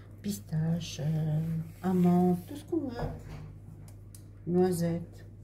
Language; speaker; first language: French; non-native, local second language; Arabic